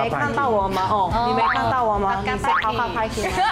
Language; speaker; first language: Chinese; non-native, learner; Korean